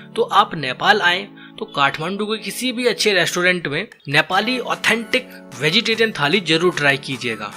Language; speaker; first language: Hindi; native; Hindi